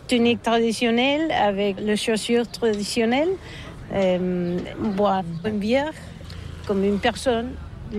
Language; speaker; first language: French; non-native, learner; Catalan